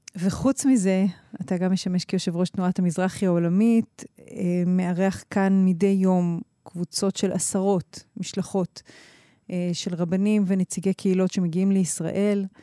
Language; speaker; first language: Hebrew; native; Hebrew